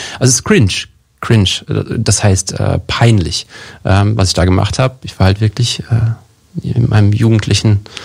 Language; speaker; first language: German; early bilingual, heritage; German